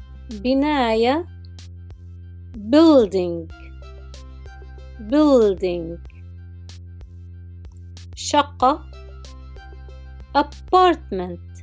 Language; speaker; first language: English; non-native, fluent; Arabic